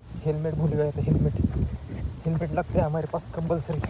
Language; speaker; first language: Hindi; non-native, local second language; Marathi